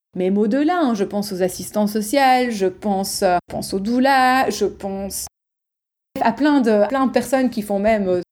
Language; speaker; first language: French; native; French